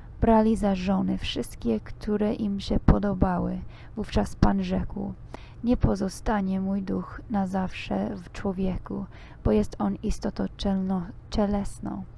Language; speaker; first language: Polish; non-native, learner; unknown